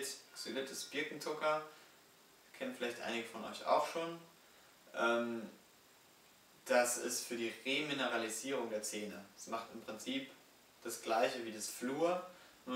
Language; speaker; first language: German; native; German